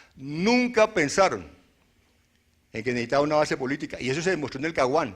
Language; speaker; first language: Spanish; native; Spanish